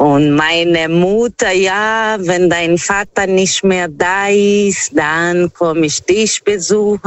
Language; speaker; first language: German; non-native, fluent; Portuguese